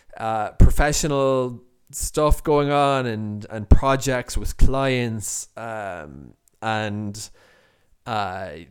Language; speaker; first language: English; native; English